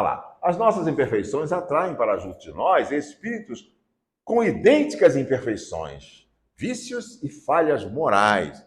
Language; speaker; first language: Portuguese; native; Portuguese